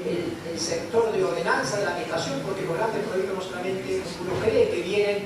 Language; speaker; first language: Spanish; native; Spanish